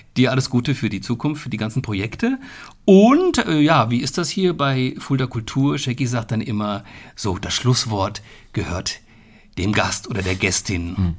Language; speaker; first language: German; native; German